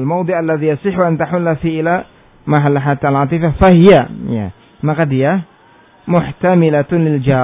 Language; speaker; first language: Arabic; non-native, fluent; Indonesian